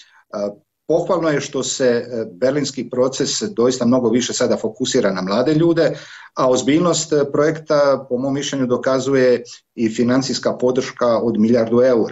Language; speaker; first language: Serbian; native; Serbian